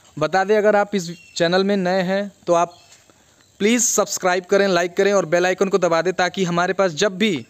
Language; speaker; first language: Hindi; native; Hindi